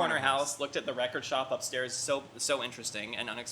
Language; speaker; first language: English; native; English